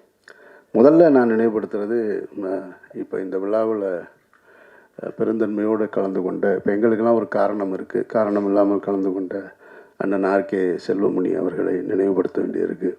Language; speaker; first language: Tamil; native; Tamil